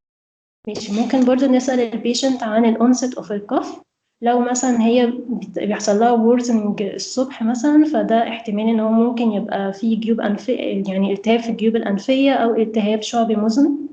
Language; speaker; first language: Arabic; native; Arabic